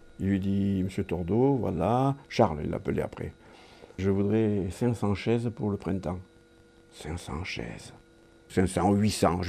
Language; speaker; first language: French; native; French